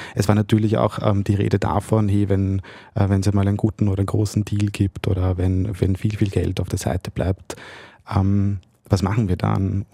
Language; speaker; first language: German; early bilingual, other home language; Bosnian